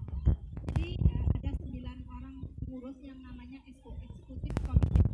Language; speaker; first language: Indonesian; native; Indonesian